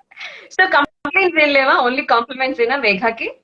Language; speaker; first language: Telugu; native; Telugu